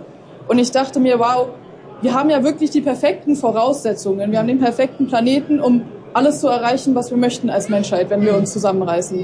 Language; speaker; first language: German; native; German